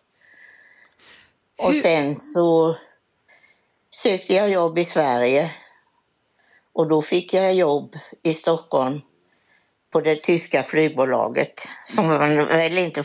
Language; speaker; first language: Swedish; native; Swedish